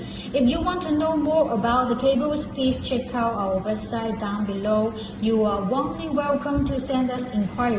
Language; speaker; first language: English; non-native, fluent; Chinese